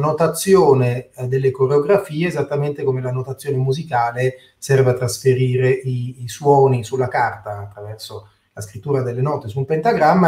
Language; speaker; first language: Italian; native; Italian